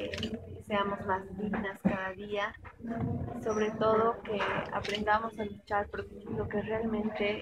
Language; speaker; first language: Spanish; non-native, local second language; Aymara